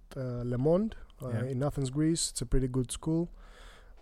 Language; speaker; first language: English; non-native, fluent; Greek